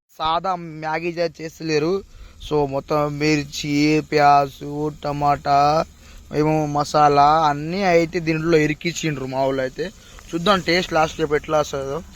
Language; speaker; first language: Telugu; native; Telugu